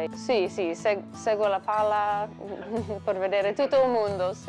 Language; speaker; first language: Italian; non-native, learner; English